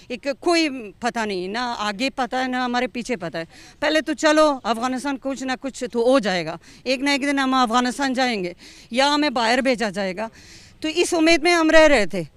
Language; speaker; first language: Hindi; non-native, fluent; Persian